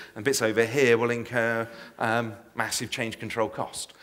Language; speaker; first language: English; native; English